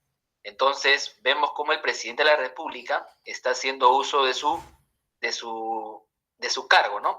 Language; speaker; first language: Spanish; native; Spanish